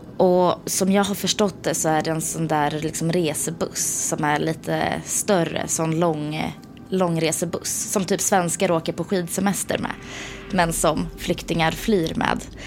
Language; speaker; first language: Swedish; early bilingual, other home language; Bosnian